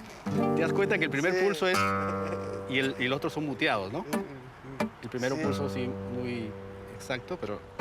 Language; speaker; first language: Spanish; native; Spanish